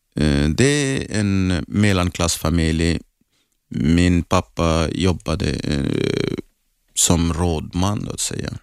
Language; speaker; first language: Swedish; non-native, learner; Arabic